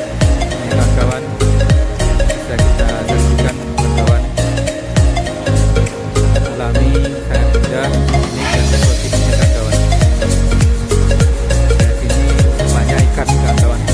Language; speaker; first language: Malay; non-native, local second language; Minangkabau